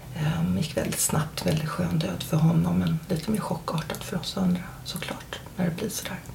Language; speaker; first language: Swedish; early bilingual, heritage; Swedish